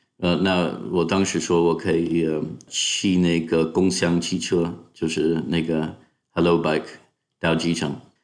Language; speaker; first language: Chinese; non-native, fluent; English